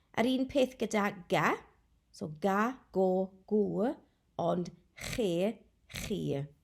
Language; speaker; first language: Welsh; non-native, local second language; English